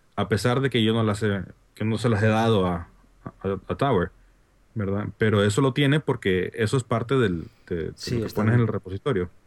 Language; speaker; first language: Spanish; native; Spanish